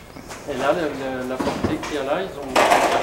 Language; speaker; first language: French; native; French